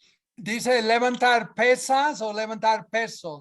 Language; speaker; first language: Spanish; non-native, fluent; English